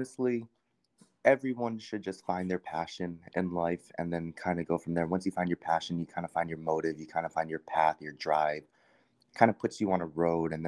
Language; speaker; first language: English; native; English